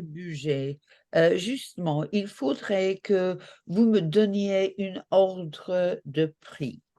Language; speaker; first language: French; non-native, learner; English